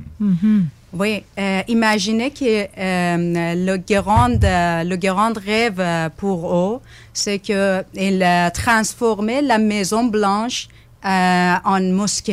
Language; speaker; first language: French; non-native, fluent; Persian